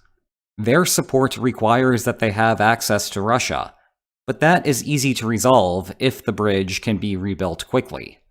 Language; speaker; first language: English; native; English